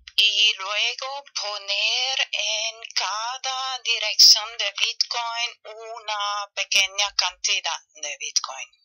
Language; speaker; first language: Spanish; non-native, fluent; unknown